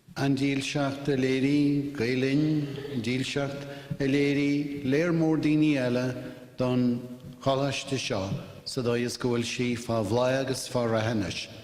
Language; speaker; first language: Irish; native; Irish